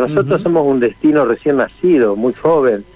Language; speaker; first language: Spanish; native; Spanish